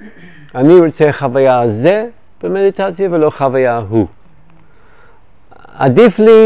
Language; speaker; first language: Hebrew; non-native, fluent; English